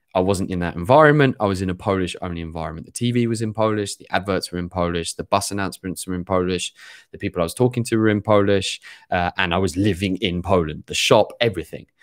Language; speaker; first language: English; native; English